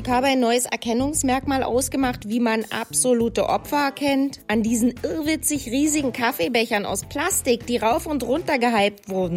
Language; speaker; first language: German; native; German